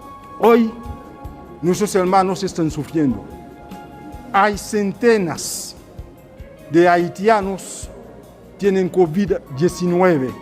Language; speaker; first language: Spanish; non-native, fluent; Haitian Creole